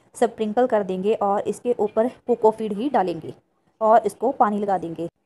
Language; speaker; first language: Hindi; non-native, local second language; Punjabi